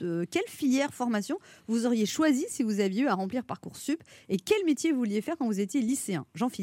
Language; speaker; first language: French; native; French